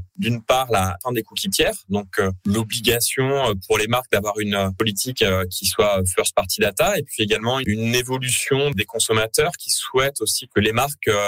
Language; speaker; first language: French; native; French